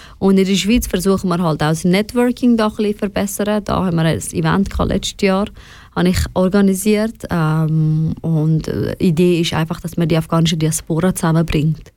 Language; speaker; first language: German; early bilingual, other home language; Persian